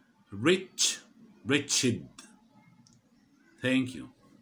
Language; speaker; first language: English; non-native, fluent; Arabic